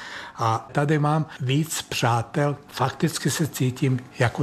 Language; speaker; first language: Czech; non-native, fluent; Serbian